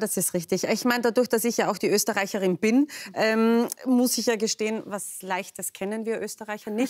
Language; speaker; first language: German; native; German